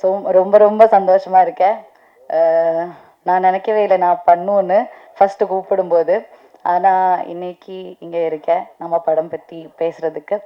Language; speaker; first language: Tamil; non-native, learner; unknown